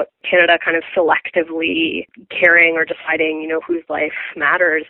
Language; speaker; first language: English; native; English